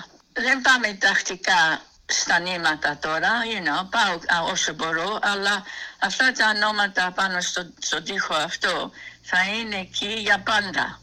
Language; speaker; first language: Greek; early bilingual, heritage; Greek